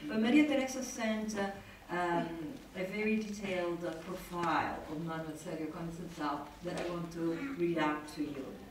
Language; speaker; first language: English; non-native, fluent; Italian